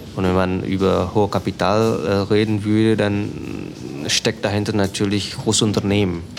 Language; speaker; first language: German; non-native, fluent; Indonesian